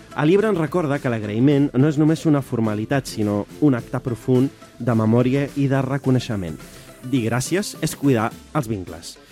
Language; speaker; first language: Catalan; early bilingual, other home language; Arabic